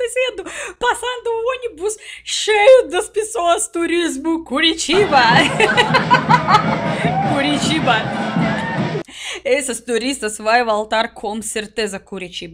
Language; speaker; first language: Portuguese; non-native, learner; Russian